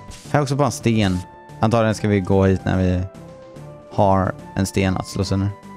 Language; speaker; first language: Swedish; native; Swedish